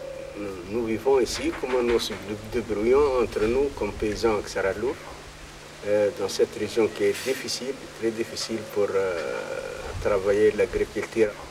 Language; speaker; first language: French; non-native, local second language; Arabic